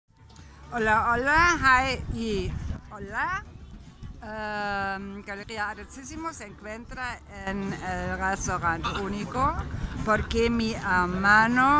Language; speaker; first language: Spanish; non-native, fluent; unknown